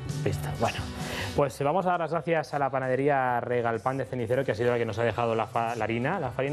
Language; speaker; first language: Spanish; native; Spanish